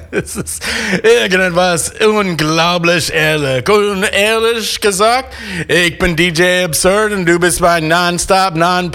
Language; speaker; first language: German; non-native, fluent; English